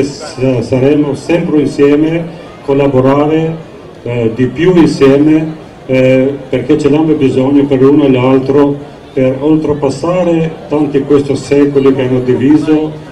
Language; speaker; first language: Italian; non-native, fluent; Albanian